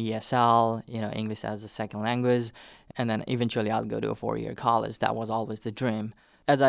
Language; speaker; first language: English; non-native, local second language; Nepali